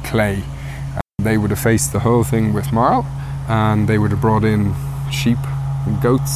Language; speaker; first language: English; native; English